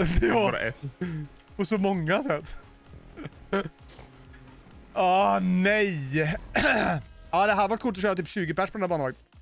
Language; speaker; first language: Swedish; native; Swedish